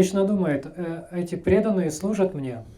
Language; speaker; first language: Russian; native; Russian